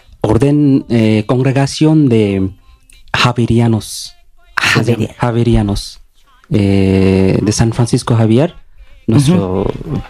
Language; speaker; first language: Spanish; non-native, learner; Bangla